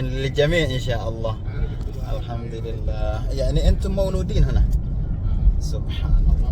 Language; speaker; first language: Arabic; non-native, learner; Indonesian